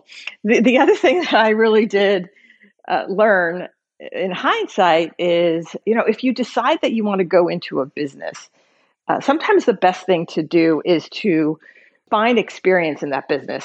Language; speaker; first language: English; native; English